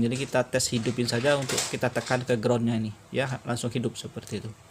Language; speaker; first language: Indonesian; native; Indonesian